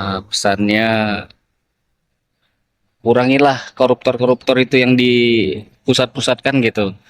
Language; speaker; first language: Indonesian; native; Indonesian